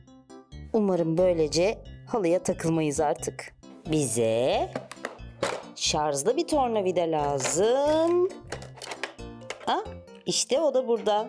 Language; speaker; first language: Turkish; native; Turkish